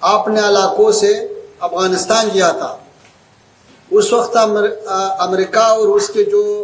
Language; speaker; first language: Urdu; non-native, fluent; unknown